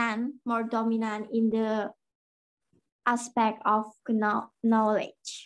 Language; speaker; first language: English; non-native, learner; Indonesian